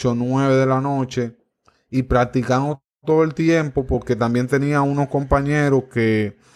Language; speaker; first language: Spanish; native; Spanish